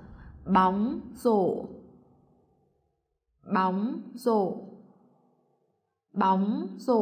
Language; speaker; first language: Vietnamese; native; Vietnamese